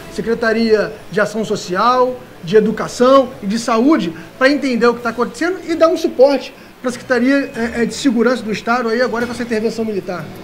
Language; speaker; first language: Portuguese; native; Portuguese